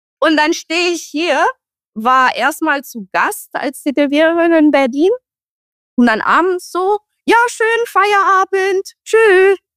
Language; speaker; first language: German; non-native, fluent; Romanian